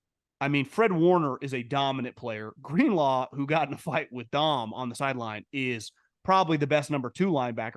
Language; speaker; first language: English; native; English